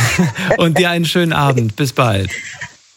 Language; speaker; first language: German; native; German